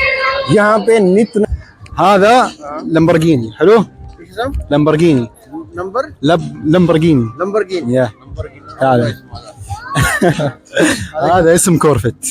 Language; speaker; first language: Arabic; non-native, learner; Urdu